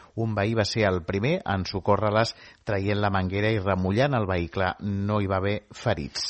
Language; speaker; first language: Catalan; native; Catalan